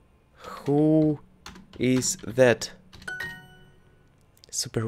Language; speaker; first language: English; non-native, learner; Russian